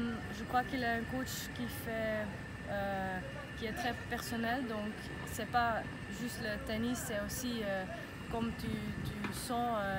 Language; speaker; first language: French; non-native, learner; Dutch